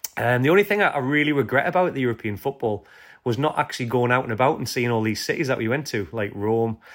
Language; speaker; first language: English; native; English